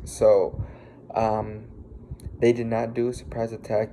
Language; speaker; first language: English; native; English